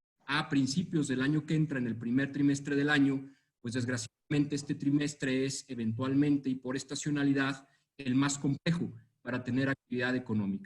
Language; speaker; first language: Spanish; native; Spanish